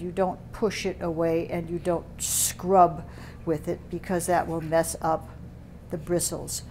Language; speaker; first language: English; native; English